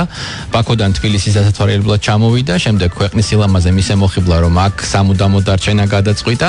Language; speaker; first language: Georgian; native; Georgian